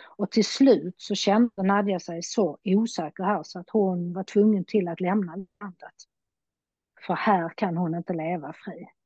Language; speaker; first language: Swedish; native; Swedish